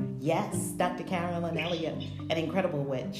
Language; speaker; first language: English; native; English